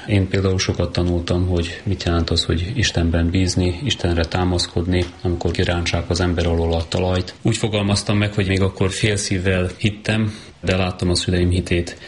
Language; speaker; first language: Hungarian; native; Hungarian